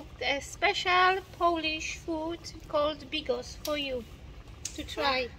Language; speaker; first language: English; non-native, fluent; Polish